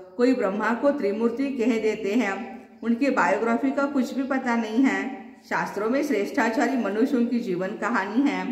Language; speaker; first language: Hindi; non-native, local second language; Marathi